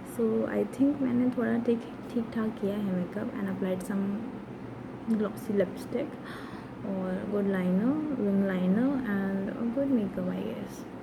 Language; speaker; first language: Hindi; non-native, local second language; Nepali